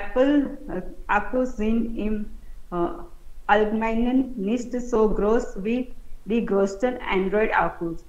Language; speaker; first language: German; non-native, learner; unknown